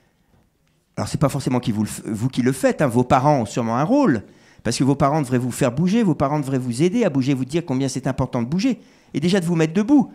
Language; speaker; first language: French; native; French